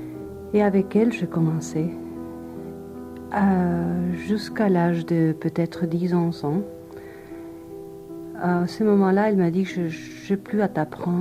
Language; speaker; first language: French; non-native, fluent; Spanish